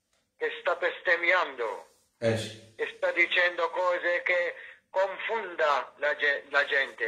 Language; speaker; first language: Italian; non-native, fluent; Maltese